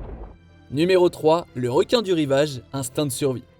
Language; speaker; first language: French; native; French